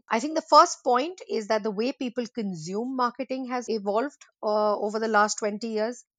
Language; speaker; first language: English; non-native, local second language; Hindi